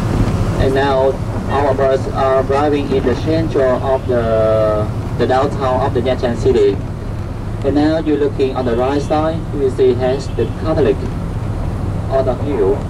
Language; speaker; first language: English; non-native, local second language; Vietnamese